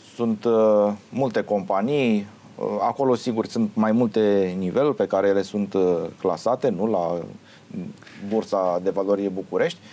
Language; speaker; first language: Romanian; native; Romanian